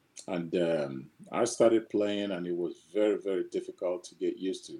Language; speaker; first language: English; non-native, local second language; Igbo